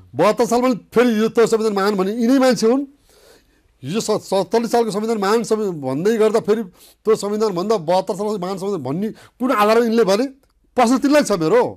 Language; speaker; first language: Nepali; native; Nepali